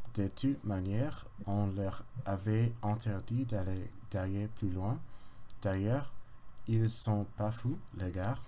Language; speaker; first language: French; non-native, learner; English